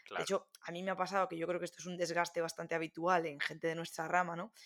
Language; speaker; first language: Spanish; native; Spanish